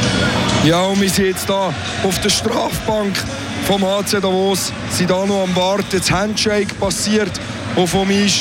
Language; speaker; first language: German; native; German